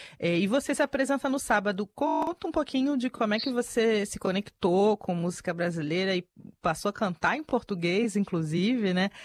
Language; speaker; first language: Portuguese; native; Portuguese